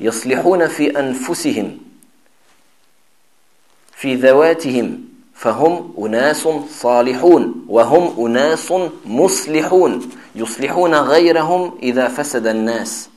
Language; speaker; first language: Arabic; non-native, fluent; French